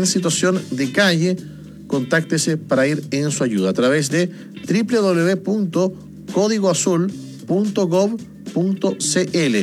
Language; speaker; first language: Spanish; native; Spanish